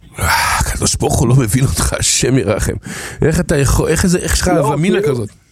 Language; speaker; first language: Hebrew; native; Hebrew